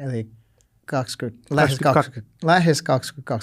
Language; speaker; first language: Finnish; non-native, learner; English